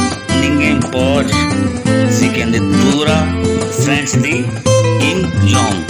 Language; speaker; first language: Portuguese; non-native, learner; Hindi